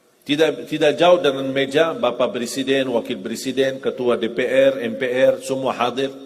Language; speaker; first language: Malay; non-native, fluent; Arabic